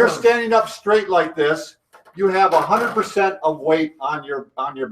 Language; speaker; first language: English; native; English